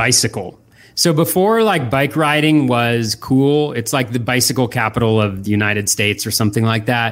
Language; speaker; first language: English; native; English